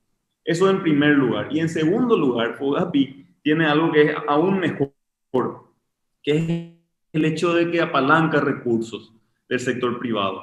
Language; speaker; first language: Spanish; native; Spanish